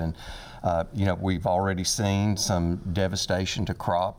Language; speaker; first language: English; native; English